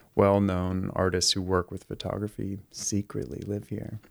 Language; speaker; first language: English; native; English